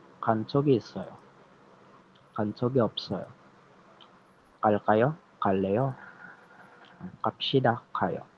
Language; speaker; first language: Korean; non-native, learner; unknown